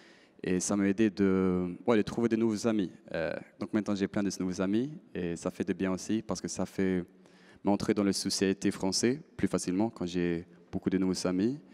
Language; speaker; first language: French; non-native, learner; Swedish